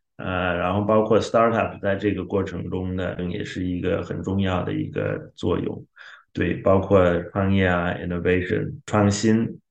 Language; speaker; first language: Chinese; non-native, fluent; Xhosa